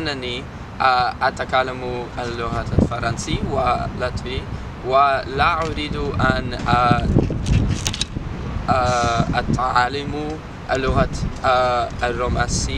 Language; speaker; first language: Arabic; non-native, learner; French